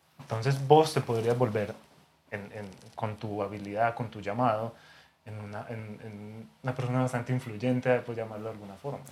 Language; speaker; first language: Spanish; native; Spanish